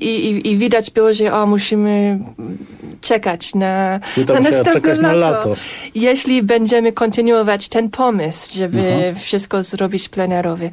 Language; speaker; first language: Polish; non-native, fluent; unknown